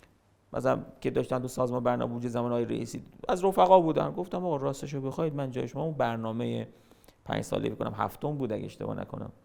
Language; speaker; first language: Persian; native; Persian